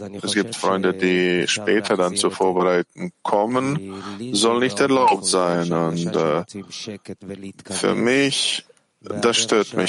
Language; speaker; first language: German; non-native, fluent; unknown